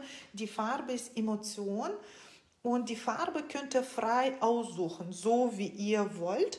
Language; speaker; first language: German; non-native, fluent; Russian